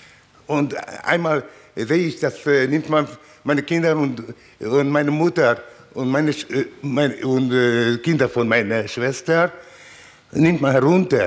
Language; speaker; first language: German; non-native, learner; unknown